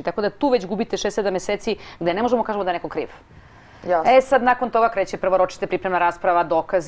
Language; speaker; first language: Croatian; native; Croatian